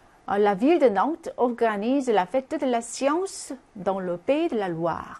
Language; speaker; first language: French; non-native, fluent; Korean